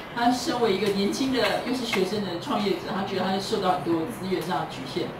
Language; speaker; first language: Chinese; native; Chinese